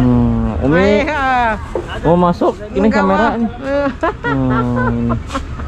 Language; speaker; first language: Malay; non-native, local second language; Sundanese